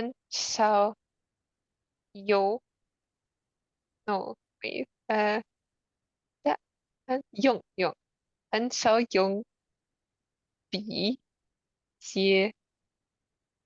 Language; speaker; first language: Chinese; non-native, learner; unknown